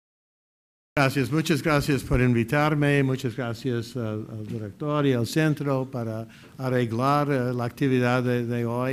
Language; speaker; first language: Spanish; non-native, fluent; English